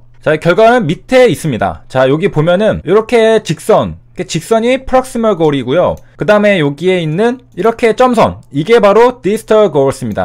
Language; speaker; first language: Korean; native; Korean